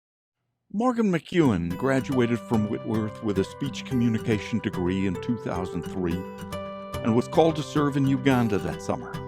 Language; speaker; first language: English; native; English